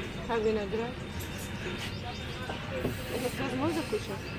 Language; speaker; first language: Russian; non-native, learner; Tajik